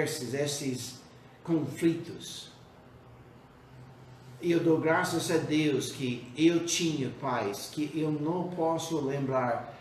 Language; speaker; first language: Portuguese; non-native, fluent; English